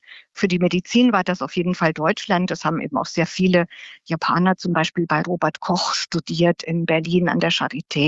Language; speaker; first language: German; native; German